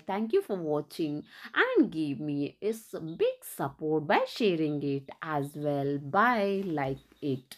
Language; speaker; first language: English; non-native, local second language; Kannada